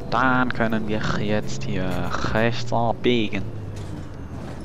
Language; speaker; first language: German; native; German